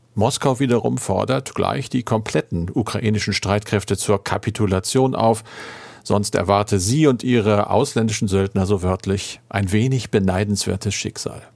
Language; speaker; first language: German; native; German